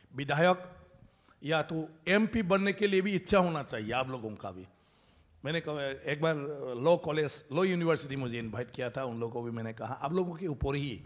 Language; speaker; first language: Hindi; non-native, local second language; Bodo